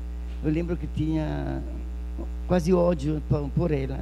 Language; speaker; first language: Portuguese; non-native, fluent; Italian